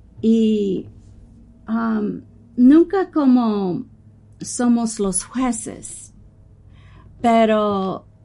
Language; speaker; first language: Spanish; non-native, fluent; English